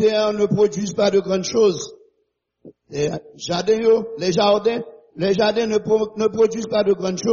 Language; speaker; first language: French; non-native, local second language; Haitian Creole